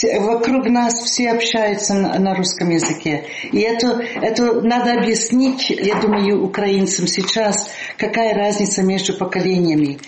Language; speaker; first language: Russian; early bilingual, heritage; Russian